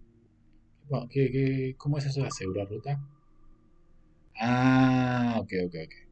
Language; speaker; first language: Spanish; native; Spanish